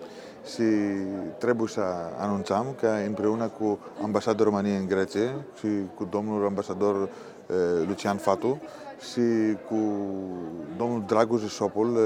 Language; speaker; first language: Romanian; non-native, fluent; Greek